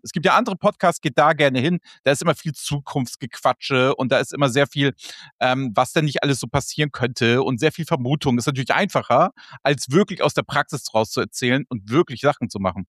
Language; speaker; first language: German; native; German